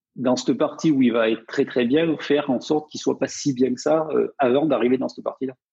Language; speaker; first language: French; native; French